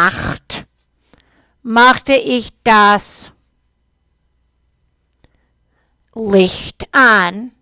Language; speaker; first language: German; non-native, fluent; English